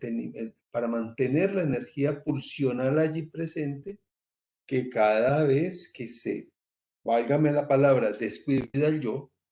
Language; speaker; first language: Spanish; native; Spanish